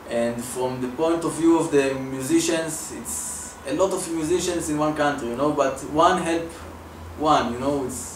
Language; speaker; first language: English; non-native, learner; Hebrew